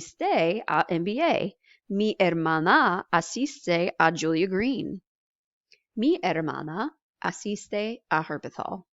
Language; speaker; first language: Spanish; non-native, fluent; English